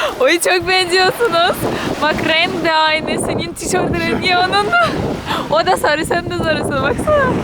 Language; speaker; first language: Turkish; non-native, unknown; Russian